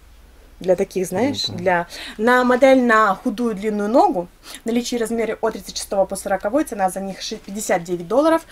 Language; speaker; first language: Russian; native; Russian